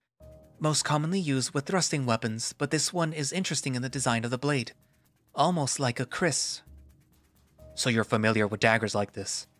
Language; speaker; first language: English; native; English